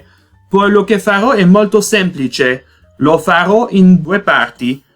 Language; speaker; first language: Italian; non-native, learner; Portuguese